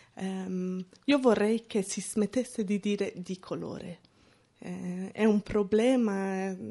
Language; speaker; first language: Italian; non-native, fluent; English